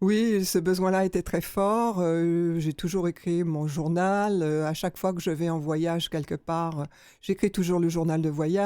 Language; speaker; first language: French; native; French